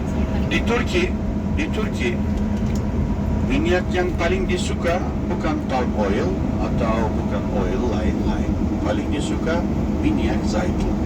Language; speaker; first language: Indonesian; non-native, fluent; Turkish